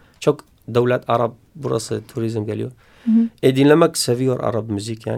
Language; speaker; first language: Turkish; non-native, learner; Kurdish